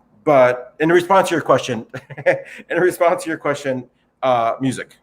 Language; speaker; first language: English; native; English